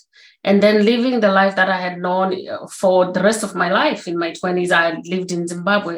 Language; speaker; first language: English; non-native, local second language; Shona